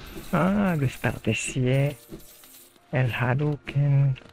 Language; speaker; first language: Spanish; non-native, fluent; Filipino